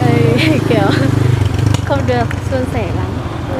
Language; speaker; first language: Vietnamese; non-native, local second language; Hmong